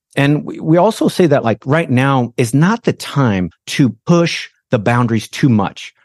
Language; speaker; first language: English; non-native, fluent; Portuguese